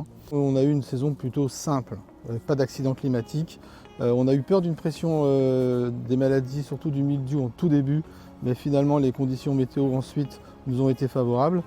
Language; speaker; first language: French; native; French